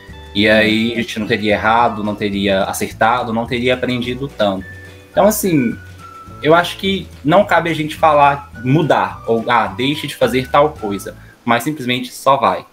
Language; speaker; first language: Portuguese; native; Portuguese